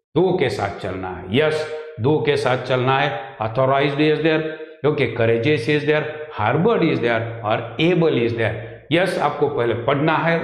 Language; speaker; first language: Hindi; non-native, local second language; Marathi